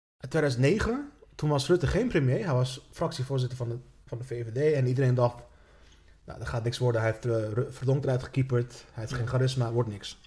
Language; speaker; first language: Dutch; early bilingual, other home language; Turkish